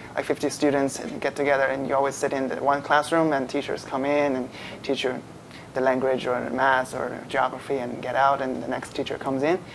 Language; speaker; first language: English; non-native, fluent; Chinese